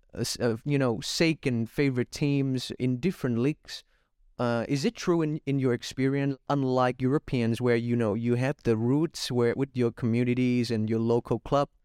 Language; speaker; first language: English; non-native, fluent; Vietnamese